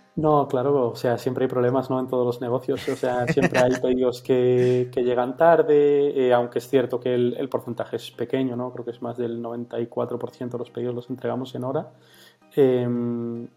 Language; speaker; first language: Spanish; native; Spanish